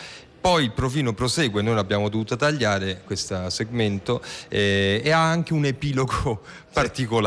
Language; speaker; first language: Italian; native; Italian